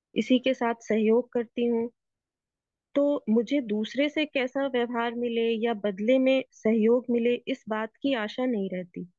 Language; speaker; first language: Hindi; native; Hindi